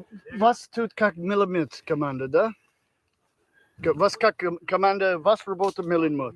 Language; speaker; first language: Russian; non-native, learner; English